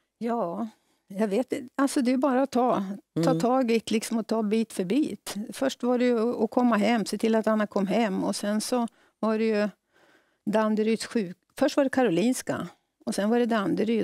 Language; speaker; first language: Swedish; native; Swedish